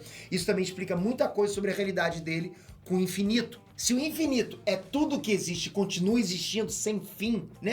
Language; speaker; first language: Portuguese; native; Portuguese